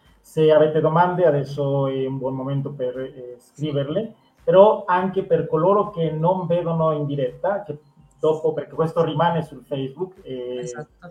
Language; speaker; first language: Italian; non-native, fluent; Spanish